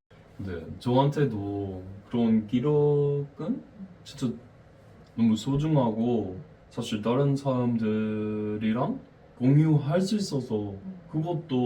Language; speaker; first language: Korean; non-native, fluent; English